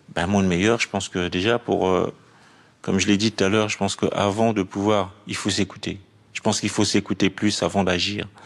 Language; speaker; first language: French; native; French